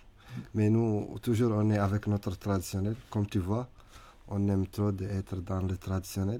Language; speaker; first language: French; non-native, learner; Arabic